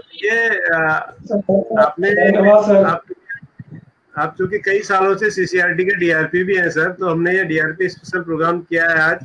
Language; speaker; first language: Hindi; native; Hindi